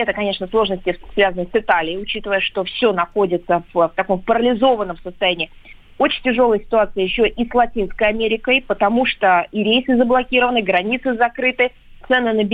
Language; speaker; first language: Russian; native; Russian